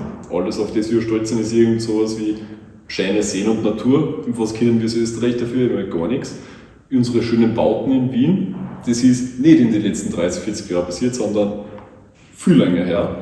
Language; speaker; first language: German; native; German